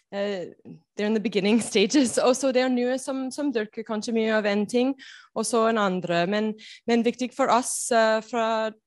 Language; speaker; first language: Norwegian; non-native, learner; English